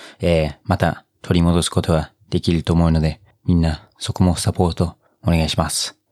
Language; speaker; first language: Japanese; non-native, fluent; English